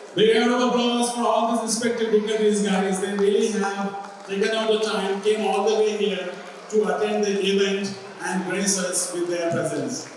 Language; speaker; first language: English; non-native, local second language; Marathi